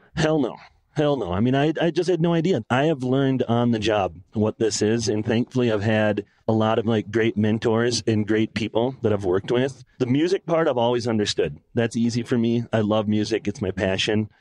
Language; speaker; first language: English; native; English